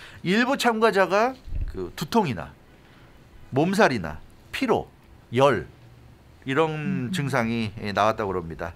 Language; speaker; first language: Korean; native; Korean